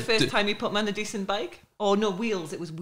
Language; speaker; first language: English; native; English